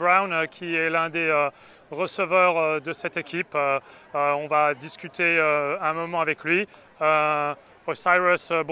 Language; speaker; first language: French; native; French